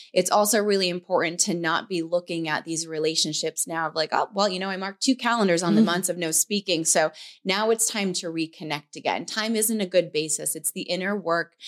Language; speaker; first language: English; native; English